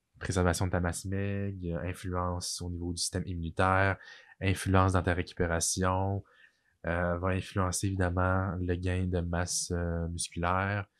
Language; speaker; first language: French; native; French